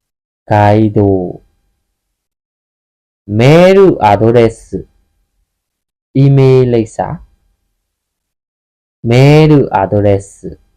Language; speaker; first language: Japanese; non-native, fluent; Burmese